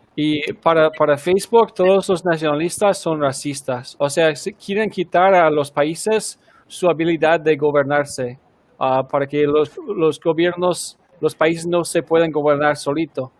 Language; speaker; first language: Spanish; non-native, fluent; English